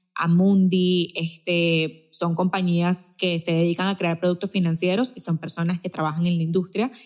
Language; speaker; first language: Spanish; native; Spanish